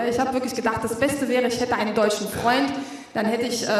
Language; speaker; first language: German; non-native, fluent; Russian